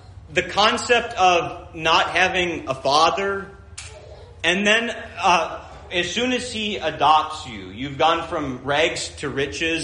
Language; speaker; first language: English; native; English